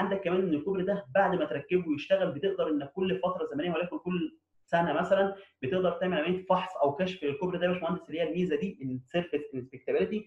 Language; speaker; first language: Arabic; native; Arabic